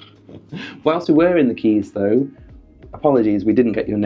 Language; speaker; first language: English; native; English